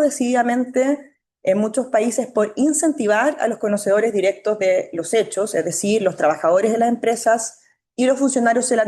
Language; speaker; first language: Spanish; native; Spanish